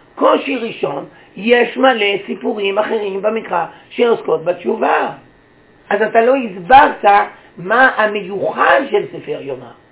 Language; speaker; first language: Hebrew; native; Hebrew